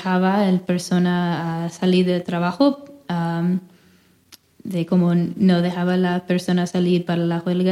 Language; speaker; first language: Spanish; non-native, fluent; English